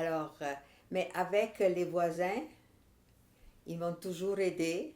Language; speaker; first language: French; non-native, fluent; Italian